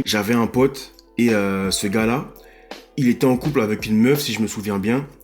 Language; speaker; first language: French; native; French